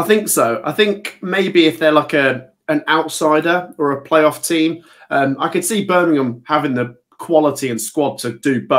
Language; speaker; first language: English; native; English